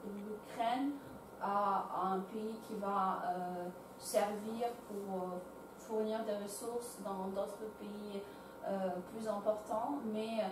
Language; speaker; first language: French; non-native, fluent; Ukrainian